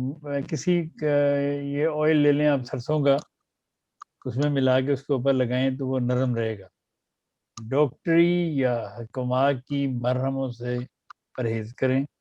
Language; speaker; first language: Urdu; native; Urdu